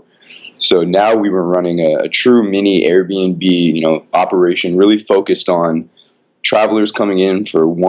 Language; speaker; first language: English; native; English